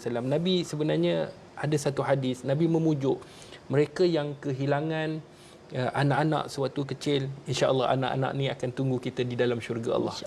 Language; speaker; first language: Malay; native; Malay